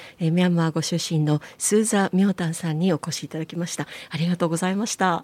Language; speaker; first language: Japanese; native; Japanese